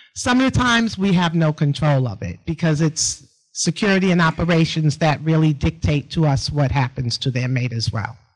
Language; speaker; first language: English; native; English